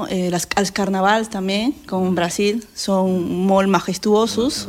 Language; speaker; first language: Catalan; non-native, learner; Spanish